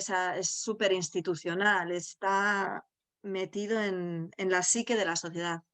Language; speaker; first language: Spanish; non-native, local second language; Basque